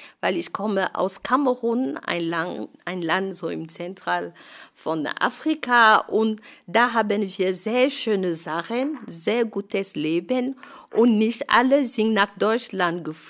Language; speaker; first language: German; non-native, fluent; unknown